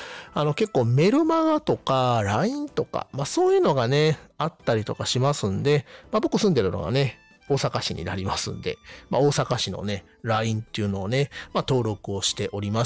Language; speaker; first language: Japanese; native; Japanese